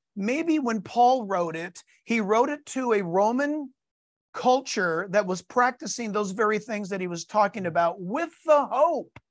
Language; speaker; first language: English; native; English